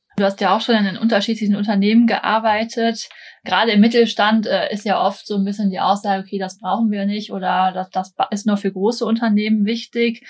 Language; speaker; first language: German; native; German